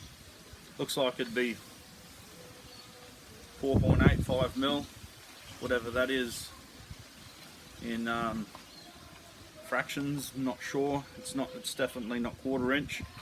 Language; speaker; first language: English; native; English